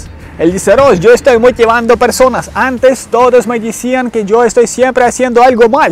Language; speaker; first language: Spanish; non-native, learner; Ukrainian